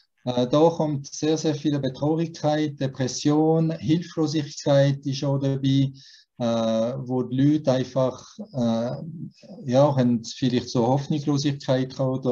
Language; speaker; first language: German; early bilingual, heritage; German